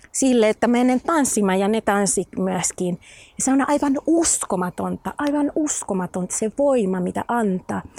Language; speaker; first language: Finnish; non-native, fluent; Spanish